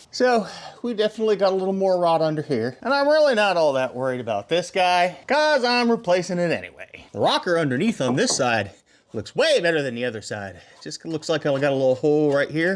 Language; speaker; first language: English; native; English